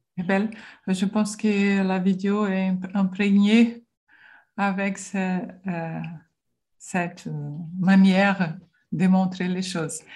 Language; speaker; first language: French; non-native, learner; Portuguese